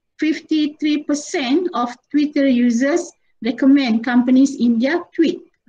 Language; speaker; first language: English; non-native, local second language; Malay